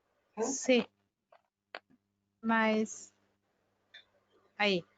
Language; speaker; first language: Portuguese; non-native, fluent; Spanish